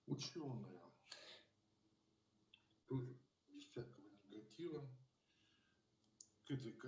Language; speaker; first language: Russian; native; Russian